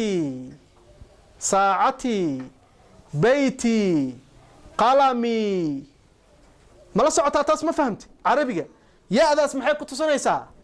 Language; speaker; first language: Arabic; non-native, local second language; Somali